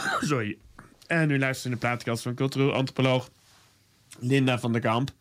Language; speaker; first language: Dutch; native; Dutch